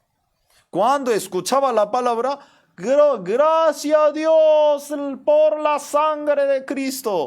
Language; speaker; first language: Spanish; non-native, fluent; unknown